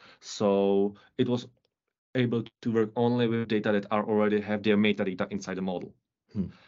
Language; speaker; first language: English; non-native, fluent; Czech